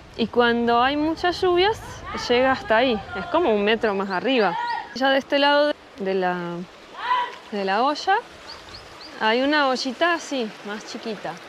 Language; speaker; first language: Spanish; early bilingual, other home language; Russian